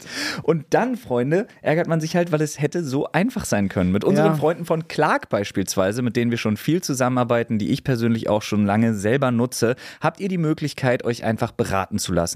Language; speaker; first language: German; native; German